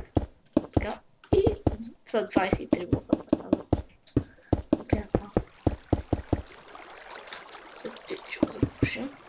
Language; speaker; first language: Bulgarian; native; Bulgarian